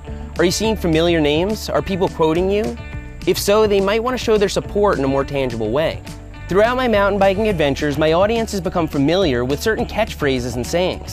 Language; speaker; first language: English; native; English